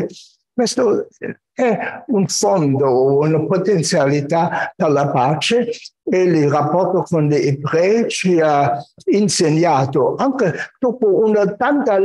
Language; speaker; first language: Italian; non-native, fluent; German